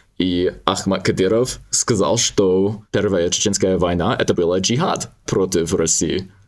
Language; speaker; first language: Russian; non-native, learner; English